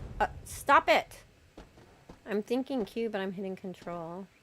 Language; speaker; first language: English; native; English